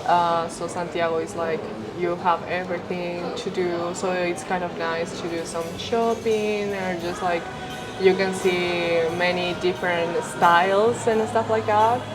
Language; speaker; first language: English; non-native, fluent; Spanish